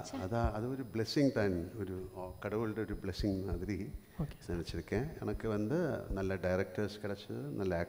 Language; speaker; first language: Tamil; non-native, learner; Malayalam